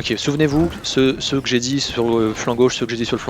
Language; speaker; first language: French; native; French